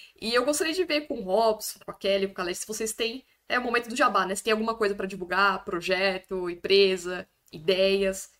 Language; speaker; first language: Portuguese; native; Portuguese